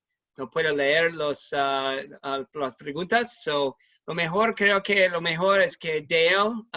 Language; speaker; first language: Spanish; non-native, learner; English